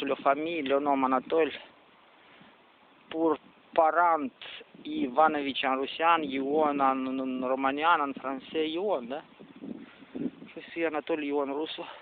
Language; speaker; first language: French; non-native, learner; Romanian